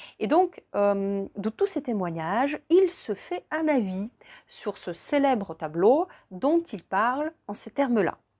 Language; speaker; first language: French; non-native, fluent; Russian